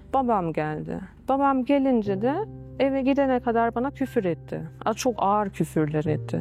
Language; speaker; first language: Turkish; early bilingual, heritage; Turkish